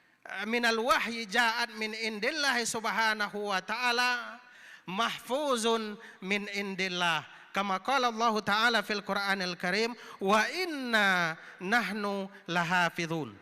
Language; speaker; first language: Arabic; non-native, fluent; Indonesian